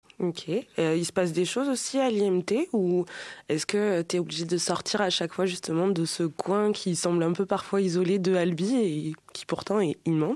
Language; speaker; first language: French; native; French